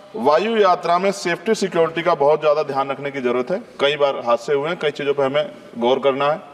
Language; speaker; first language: Hindi; native; Hindi